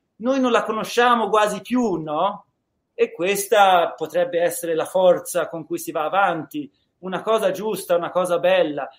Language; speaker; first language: Italian; early bilingual, heritage; Italian